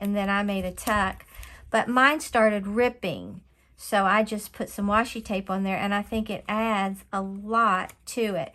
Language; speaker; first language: English; native; English